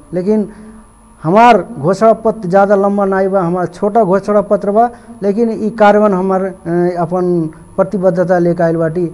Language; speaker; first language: Bhojpuri; native; Bhojpuri